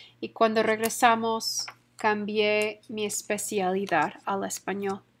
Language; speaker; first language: Spanish; non-native, fluent; English